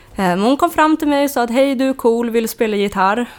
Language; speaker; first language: Swedish; native; Swedish